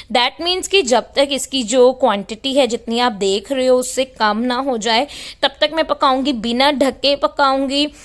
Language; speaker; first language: Hindi; native; Hindi